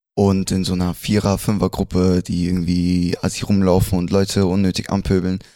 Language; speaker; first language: German; early bilingual, other home language; Spanish